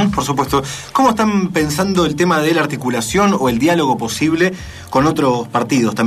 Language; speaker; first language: Spanish; native; Spanish